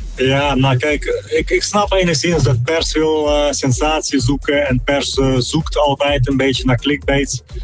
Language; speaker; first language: Dutch; non-native, fluent; Russian